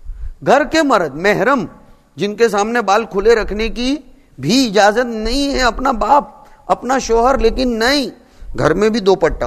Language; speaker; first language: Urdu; non-native, local second language; Gujarati